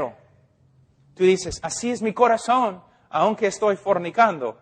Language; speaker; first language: Spanish; non-native, fluent; English